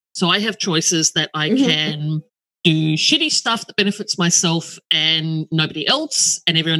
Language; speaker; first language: English; native; English